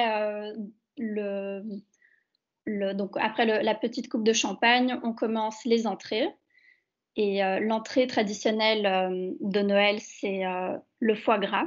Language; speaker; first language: French; native; French